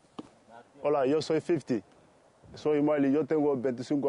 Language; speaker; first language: Spanish; non-native, learner; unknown